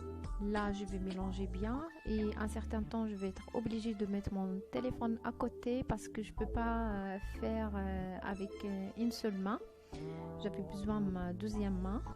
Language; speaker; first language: French; non-native, fluent; Arabic